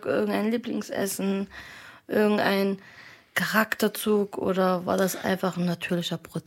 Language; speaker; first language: German; early bilingual, other home language; Arabic